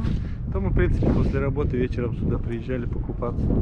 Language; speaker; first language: Russian; native; Russian